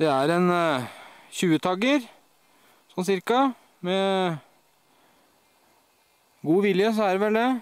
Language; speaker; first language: Norwegian; native; Norwegian